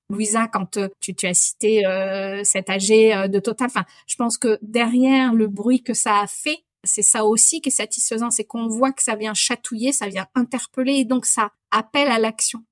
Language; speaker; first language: French; native; French